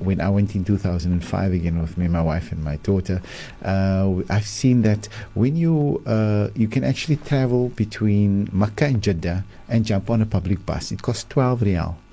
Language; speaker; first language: English; native; English